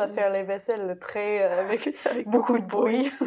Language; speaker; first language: French; non-native, fluent; English